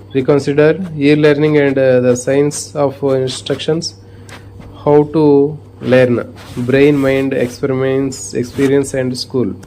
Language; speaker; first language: English; non-native, local second language; Telugu